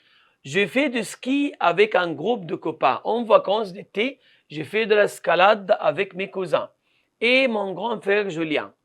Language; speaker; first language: French; non-native, fluent; Arabic